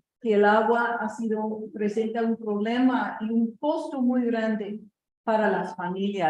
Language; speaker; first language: Spanish; non-native, fluent; English